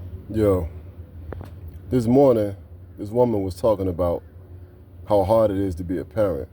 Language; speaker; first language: English; native; English